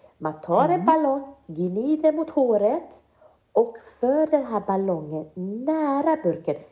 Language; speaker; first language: Swedish; early bilingual, other home language; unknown